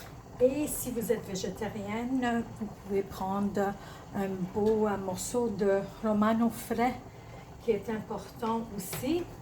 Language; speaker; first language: French; early bilingual, other home language; Italian